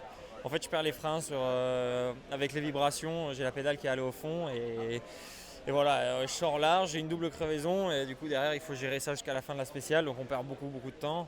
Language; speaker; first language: French; native; French